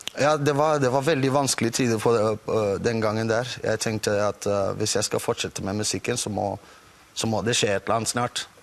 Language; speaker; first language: Norwegian; non-native, fluent; English